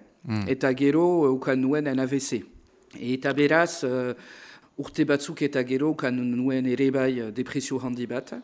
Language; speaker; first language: Basque; non-native, local second language; French